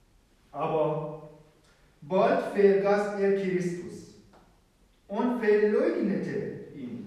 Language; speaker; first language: German; non-native, fluent; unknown